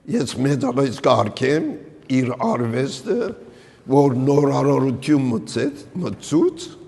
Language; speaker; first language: Armenian; early bilingual, heritage; Armenian